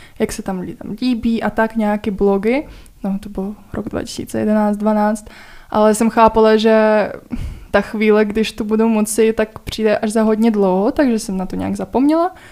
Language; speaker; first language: Czech; non-native, fluent; Russian